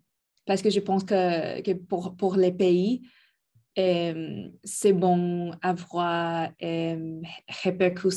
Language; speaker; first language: French; non-native, learner; Spanish